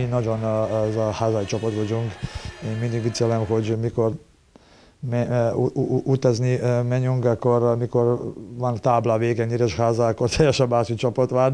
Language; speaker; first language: Hungarian; non-native, learner; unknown